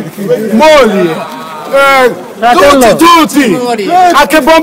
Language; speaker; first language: Italian; non-native, learner; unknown